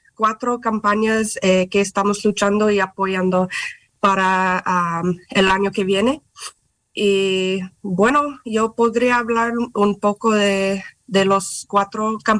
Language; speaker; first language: Spanish; non-native, fluent; English